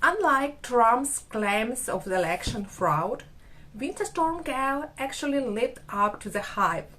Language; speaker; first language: English; non-native, fluent; Ukrainian